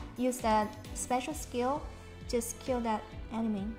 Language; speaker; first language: English; non-native, fluent; Chinese